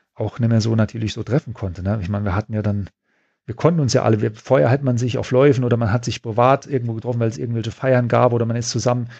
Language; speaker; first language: German; native; German